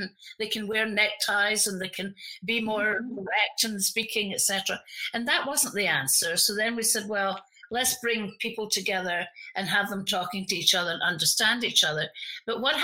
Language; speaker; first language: English; native; English